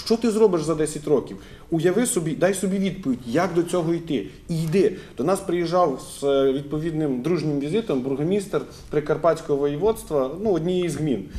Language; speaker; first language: Ukrainian; native; Ukrainian